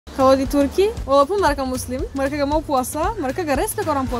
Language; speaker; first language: Indonesian; non-native, fluent; Turkish